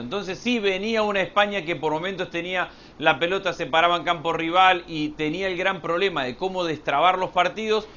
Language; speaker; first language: Spanish; native; Spanish